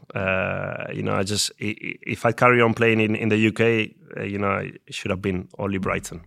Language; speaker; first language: English; non-native, fluent; Spanish